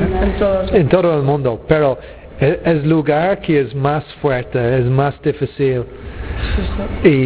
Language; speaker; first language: Spanish; non-native, learner; English